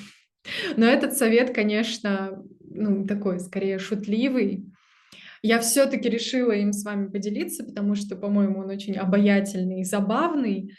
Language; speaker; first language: Russian; native; Russian